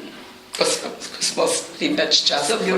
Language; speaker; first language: Slovenian; early bilingual, heritage; Slovenian